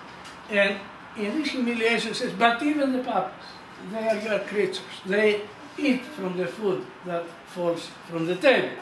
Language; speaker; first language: English; non-native, fluent; Greek